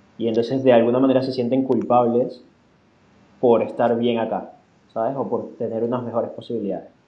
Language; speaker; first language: Spanish; native; Spanish